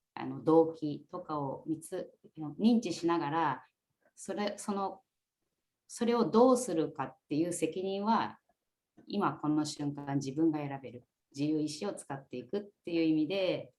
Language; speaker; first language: Japanese; native; Japanese